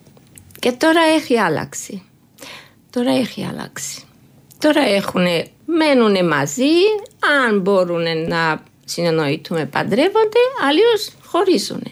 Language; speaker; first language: Greek; non-native, fluent; Georgian